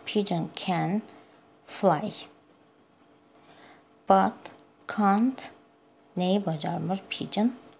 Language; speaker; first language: English; non-native, fluent; Azerbaijani